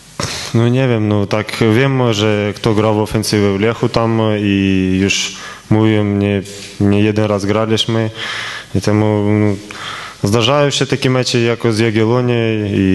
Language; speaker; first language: Polish; non-native, fluent; Ukrainian